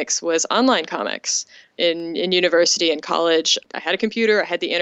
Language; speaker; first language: English; native; English